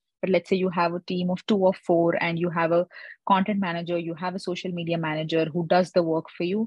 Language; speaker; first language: English; non-native, local second language; Hindi